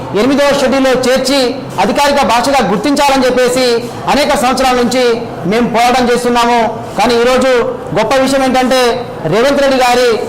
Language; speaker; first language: Telugu; non-native, local second language; Lambadi